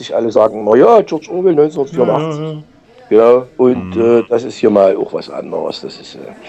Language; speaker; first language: German; non-native, fluent; Czech